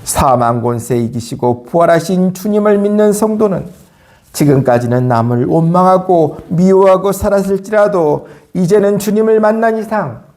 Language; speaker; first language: Korean; native; Korean